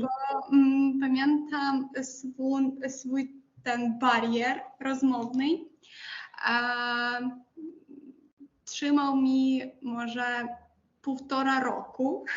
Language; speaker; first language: Polish; non-native, fluent; Ukrainian